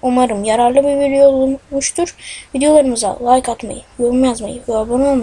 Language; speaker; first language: Turkish; native; Turkish